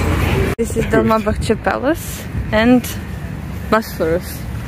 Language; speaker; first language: English; non-native, fluent; Russian